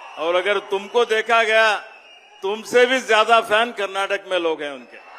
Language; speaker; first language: Hindi; non-native, local second language; Kannada